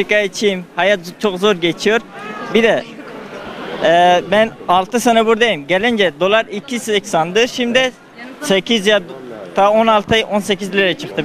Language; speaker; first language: Turkish; non-native, learner; Persian